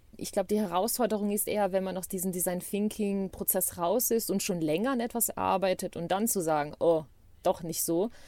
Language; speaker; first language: German; non-native, fluent; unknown